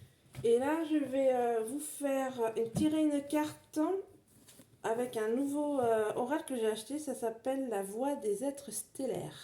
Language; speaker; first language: French; native; French